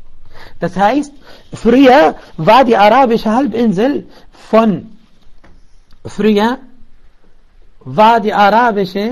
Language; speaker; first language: German; non-native, local second language; Arabic